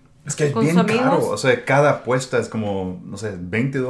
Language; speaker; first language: Spanish; non-native, fluent; English